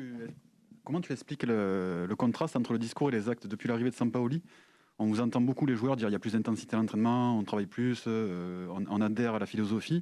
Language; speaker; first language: French; native; French